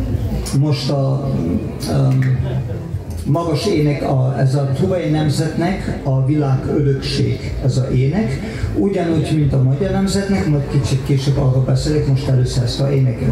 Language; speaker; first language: Hungarian; non-native, fluent; German